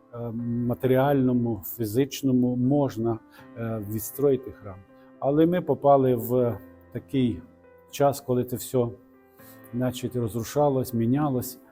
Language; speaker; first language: Ukrainian; non-native, local second language; Russian